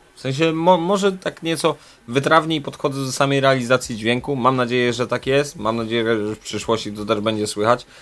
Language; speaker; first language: Polish; native; Polish